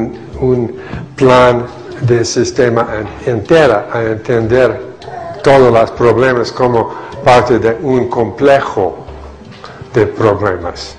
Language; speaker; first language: Spanish; non-native, fluent; English